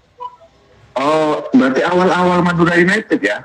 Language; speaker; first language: Indonesian; non-native, local second language; Madurese